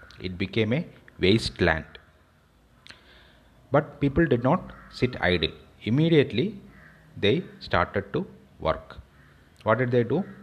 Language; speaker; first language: English; non-native, local second language; Malayalam